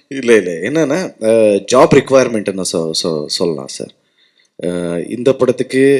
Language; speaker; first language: Tamil; non-native, learner; Kannada